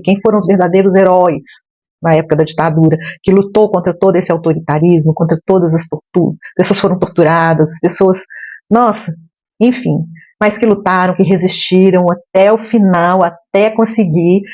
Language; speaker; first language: Portuguese; native; Portuguese